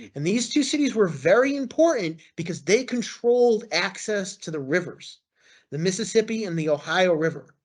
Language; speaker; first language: English; native; English